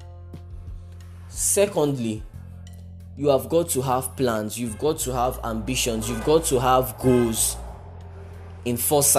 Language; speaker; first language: English; non-native, local second language; Igbo